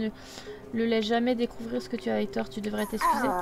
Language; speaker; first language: French; native; French